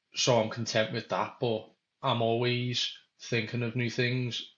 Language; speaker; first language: English; native; English